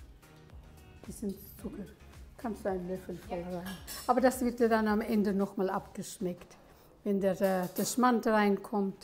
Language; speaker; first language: German; early bilingual, heritage; German